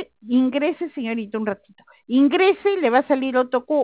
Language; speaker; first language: Spanish; native; Spanish